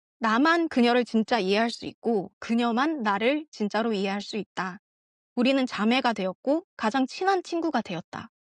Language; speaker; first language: Korean; early bilingual, heritage; Korean